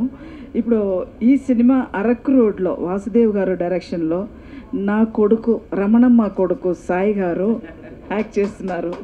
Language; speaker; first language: Telugu; non-native, fluent; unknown